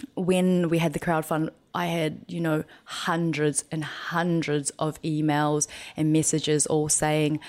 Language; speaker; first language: English; native; English